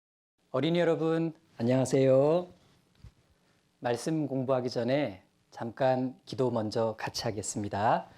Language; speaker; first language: Korean; native; Korean